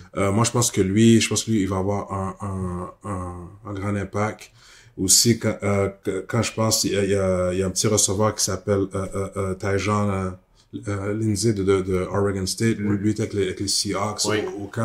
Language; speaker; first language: French; native; French